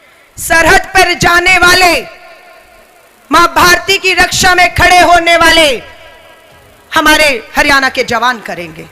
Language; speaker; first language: Hindi; native; Hindi